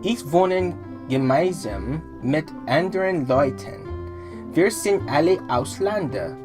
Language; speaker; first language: German; non-native, learner; English